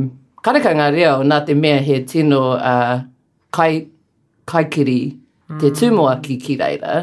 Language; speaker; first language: Māori; non-native, learner; English